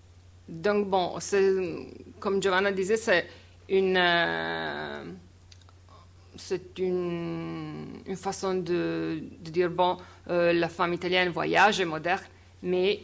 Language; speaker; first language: French; non-native, fluent; Italian